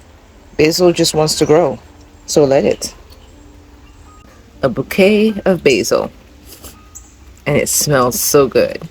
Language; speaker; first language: English; native; English